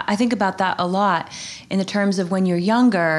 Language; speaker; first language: English; native; English